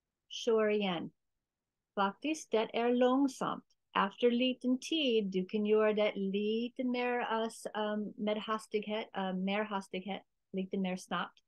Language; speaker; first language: Swedish; non-native, learner; English